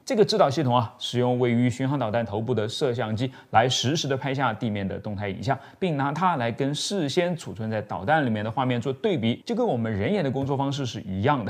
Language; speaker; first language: Chinese; native; Chinese